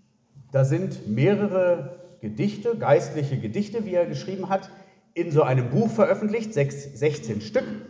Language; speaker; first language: German; native; German